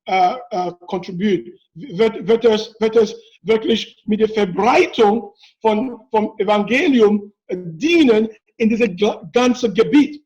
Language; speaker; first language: German; non-native, fluent; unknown